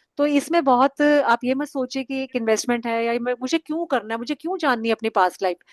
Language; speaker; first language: Hindi; native; Hindi